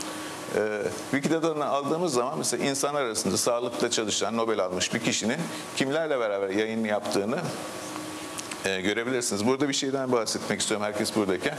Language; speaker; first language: Turkish; native; Turkish